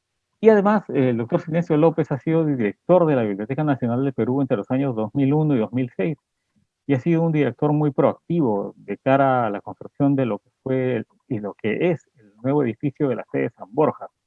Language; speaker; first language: Spanish; native; Spanish